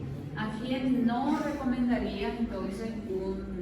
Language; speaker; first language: Spanish; native; Spanish